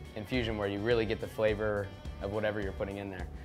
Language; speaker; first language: English; native; English